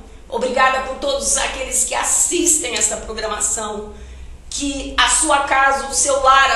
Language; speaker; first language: Portuguese; native; Portuguese